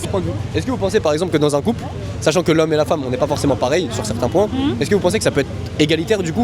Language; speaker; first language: French; native; French